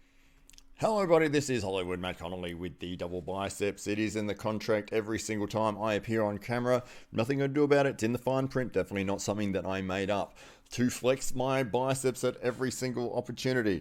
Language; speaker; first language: English; native; English